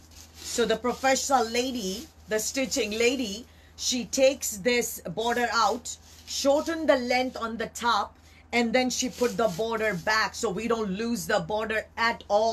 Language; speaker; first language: English; non-native, local second language; Urdu